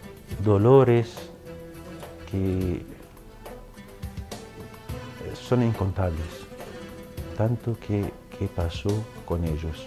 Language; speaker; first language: Spanish; non-native, fluent; Arabic